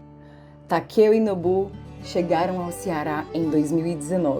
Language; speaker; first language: Portuguese; native; Portuguese